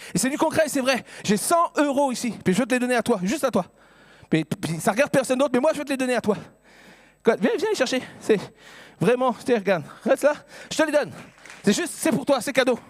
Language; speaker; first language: French; native; French